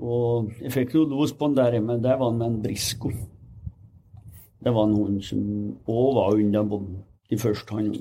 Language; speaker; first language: Norwegian; native; Norwegian